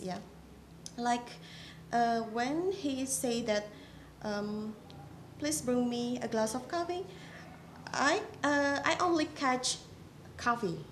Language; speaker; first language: English; non-native, fluent; Indonesian